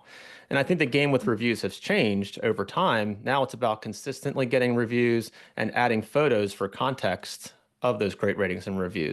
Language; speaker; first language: English; native; English